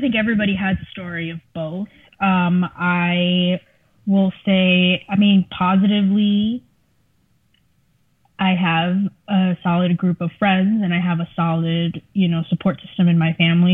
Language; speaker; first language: English; early bilingual, other home language; Spanish